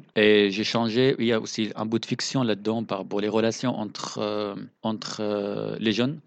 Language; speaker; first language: French; non-native, fluent; Arabic